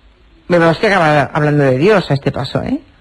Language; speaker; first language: Spanish; native; Spanish